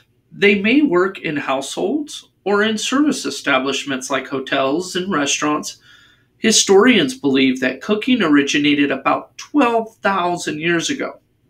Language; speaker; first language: English; native; English